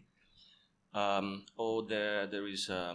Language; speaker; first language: English; non-native, fluent; Italian